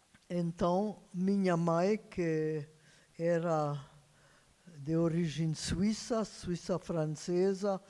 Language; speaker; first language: Portuguese; non-native, fluent; Hungarian